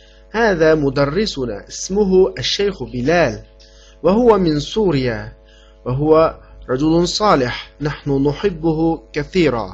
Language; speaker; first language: Arabic; non-native, fluent; Uyghur